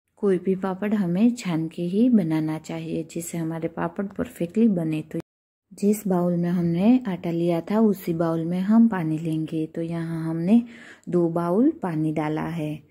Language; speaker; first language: Hindi; non-native, local second language; Gujarati